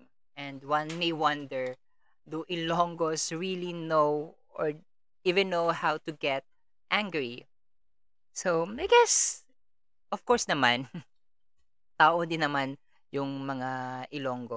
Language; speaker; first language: English; non-native, local second language; Kinaray-a